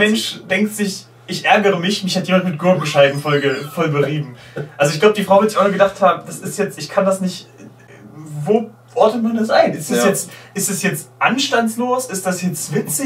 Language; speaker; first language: German; native; German